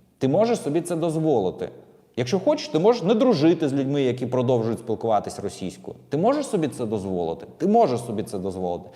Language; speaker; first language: Ukrainian; non-native, local second language; Russian